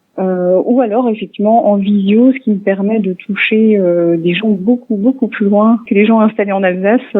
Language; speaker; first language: French; non-native, local second language; Swiss German